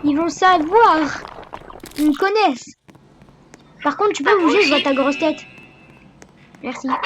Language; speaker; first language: French; native; French